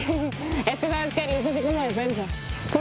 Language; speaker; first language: Spanish; native; Spanish